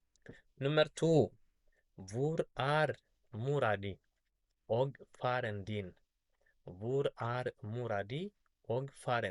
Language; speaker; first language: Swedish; non-native, fluent; Tigrinya